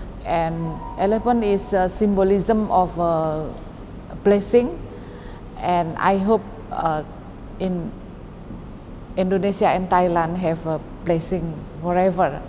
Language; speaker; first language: English; non-native, learner; Indonesian